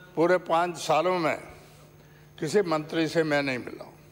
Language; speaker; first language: Hindi; native; Hindi